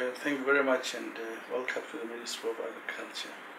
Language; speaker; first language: English; non-native, local second language; Tswana